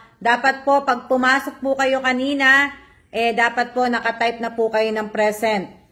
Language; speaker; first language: Filipino; native; Filipino